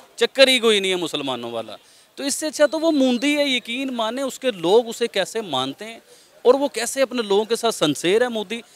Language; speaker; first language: Urdu; non-native, local second language; Punjabi